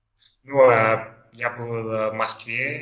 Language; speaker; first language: Russian; non-native, fluent; Italian